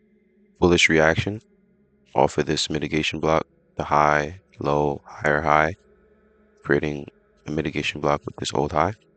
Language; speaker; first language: English; native; English